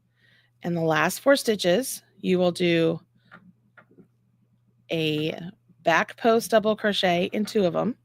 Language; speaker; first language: English; native; English